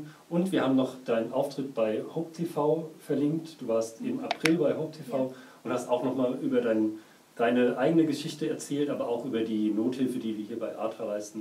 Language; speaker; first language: German; native; German